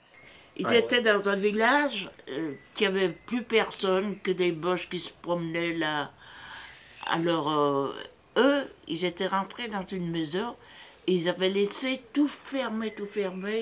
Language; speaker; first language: French; native; French